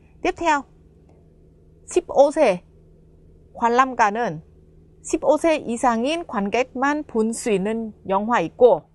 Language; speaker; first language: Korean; non-native, fluent; Vietnamese